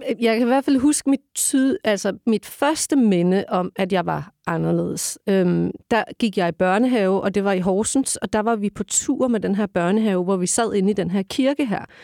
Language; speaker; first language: Danish; early bilingual, other home language; Turkish